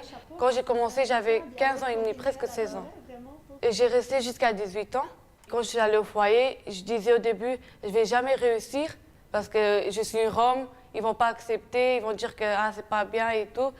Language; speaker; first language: French; non-native, fluent; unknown